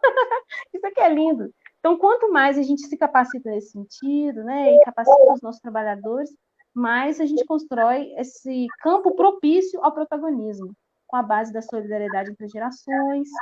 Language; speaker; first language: Portuguese; native; Portuguese